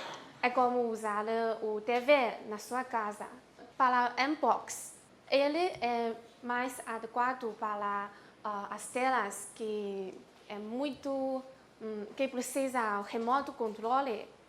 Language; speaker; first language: Portuguese; non-native, learner; Chinese